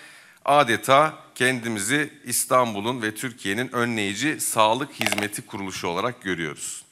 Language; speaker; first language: Turkish; native; Turkish